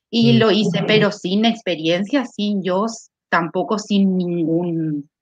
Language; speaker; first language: Spanish; native; Spanish